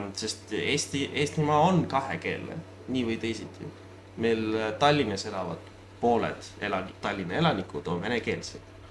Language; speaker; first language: Estonian; non-native, local second language; Russian